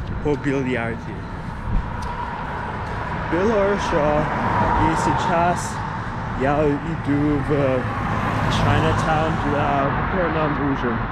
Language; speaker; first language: Russian; non-native, learner; English